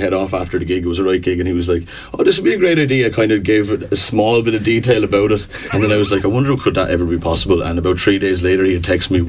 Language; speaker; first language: English; native; English